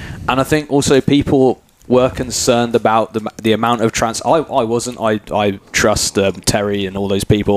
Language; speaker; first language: English; native; English